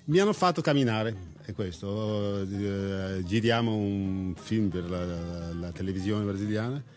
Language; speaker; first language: Italian; non-native, fluent; Portuguese